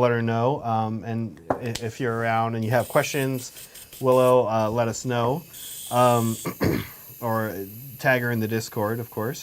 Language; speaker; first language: English; native; English